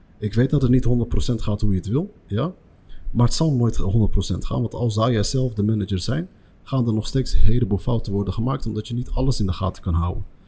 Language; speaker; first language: Dutch; early bilingual, other home language; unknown